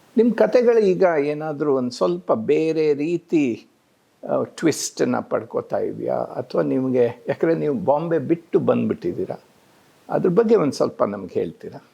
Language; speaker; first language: Kannada; native; Kannada